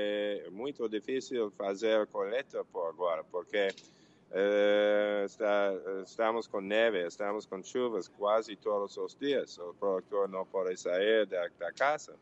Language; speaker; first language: Portuguese; non-native, learner; English